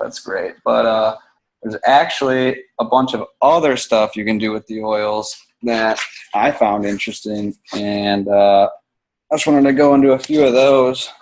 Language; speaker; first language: English; native; English